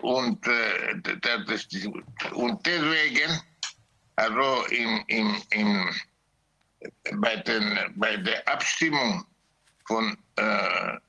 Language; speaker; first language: German; non-native, learner; Greek